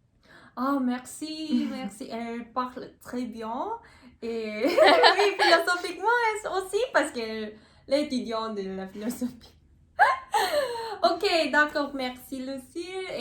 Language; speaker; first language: French; non-native, learner; Korean